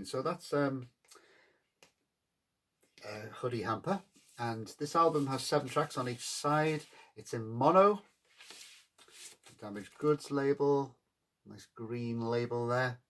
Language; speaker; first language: English; native; English